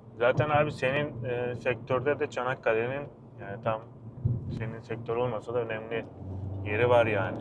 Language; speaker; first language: Turkish; native; Turkish